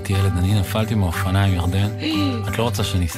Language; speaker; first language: Hebrew; native; Hebrew